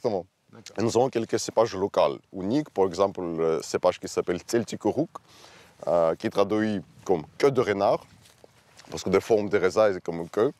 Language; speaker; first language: French; non-native, fluent; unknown